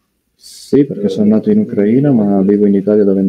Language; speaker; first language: Italian; early bilingual, other home language; Ukrainian